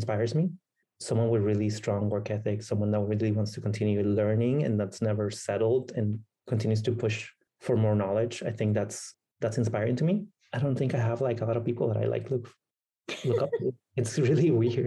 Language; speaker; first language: English; non-native, fluent; Spanish